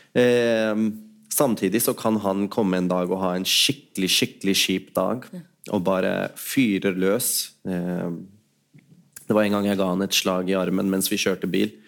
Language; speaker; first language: Norwegian; early bilingual, other home language; Urdu